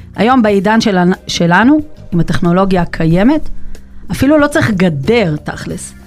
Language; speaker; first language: Hebrew; native; Hebrew